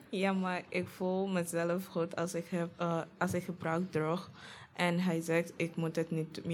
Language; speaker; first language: Dutch; non-native, learner; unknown